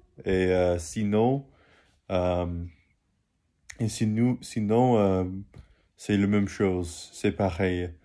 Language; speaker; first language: French; non-native, learner; English